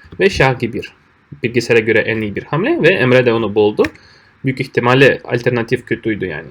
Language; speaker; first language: Turkish; non-native, fluent; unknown